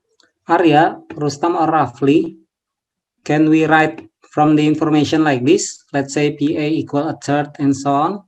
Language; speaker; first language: English; non-native, learner; Indonesian